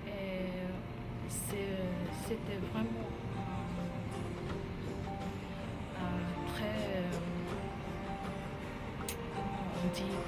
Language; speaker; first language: French; non-native, learner; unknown